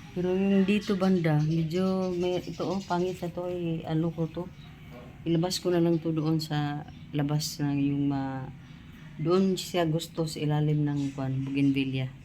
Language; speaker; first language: Filipino; non-native, local second language; Cebuano